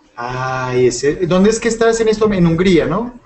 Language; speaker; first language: Spanish; native; Spanish